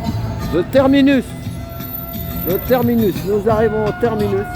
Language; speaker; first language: French; native; French